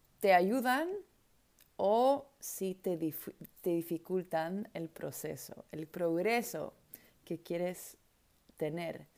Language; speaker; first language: Spanish; non-native, fluent; Dutch